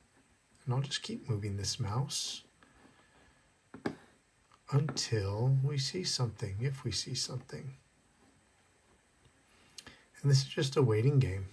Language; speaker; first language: English; native; English